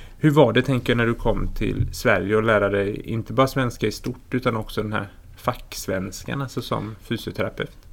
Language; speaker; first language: Swedish; native; Swedish